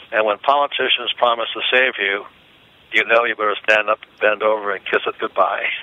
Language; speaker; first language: English; native; English